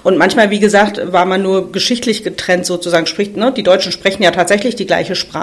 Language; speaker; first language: German; native; German